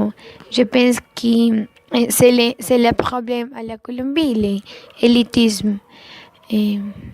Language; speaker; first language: French; non-native, learner; Spanish